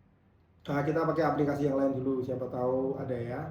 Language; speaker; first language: Indonesian; native; Indonesian